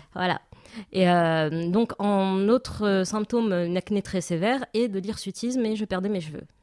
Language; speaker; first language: French; non-native, local second language; Arabic